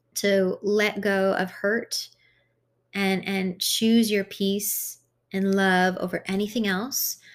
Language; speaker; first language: English; early bilingual, other home language; Hungarian